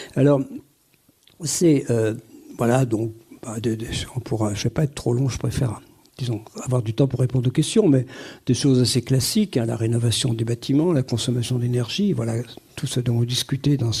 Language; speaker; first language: French; native; French